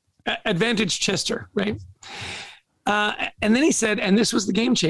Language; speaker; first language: English; native; English